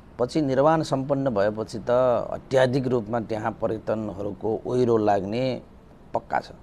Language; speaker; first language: Nepali; native; Nepali